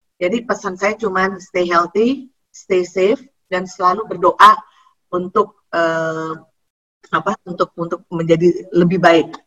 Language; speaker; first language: Indonesian; native; Indonesian